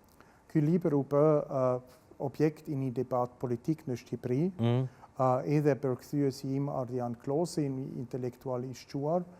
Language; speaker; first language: Albanian; non-native, fluent; German